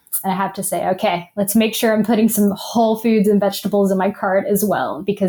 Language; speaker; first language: English; native; English